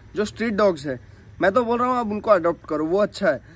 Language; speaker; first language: Hindi; non-native, local second language; Odia